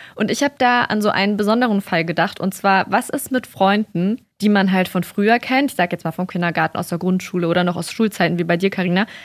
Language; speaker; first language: German; early bilingual, other home language; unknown